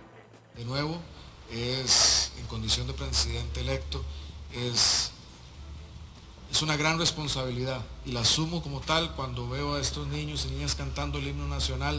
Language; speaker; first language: Spanish; native; Spanish